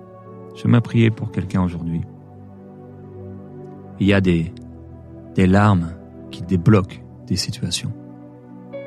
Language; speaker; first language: French; native; French